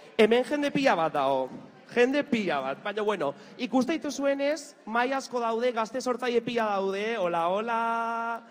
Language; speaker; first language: Basque; native; Basque